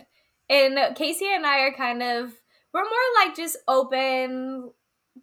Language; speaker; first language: English; native; English